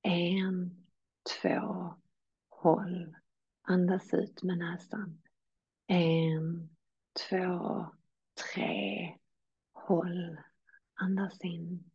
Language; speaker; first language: Swedish; native; Swedish